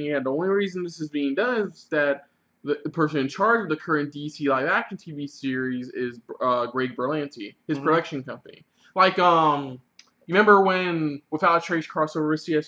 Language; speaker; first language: English; native; English